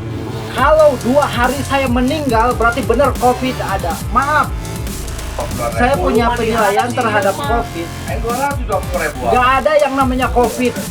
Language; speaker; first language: Indonesian; non-native, local second language; Sundanese